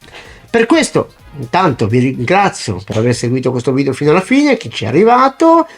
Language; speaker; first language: Italian; native; Italian